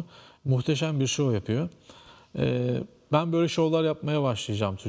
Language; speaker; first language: Turkish; native; Turkish